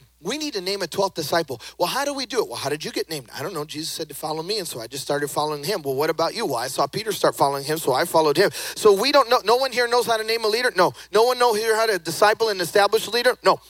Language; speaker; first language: English; early bilingual, other home language; Spanish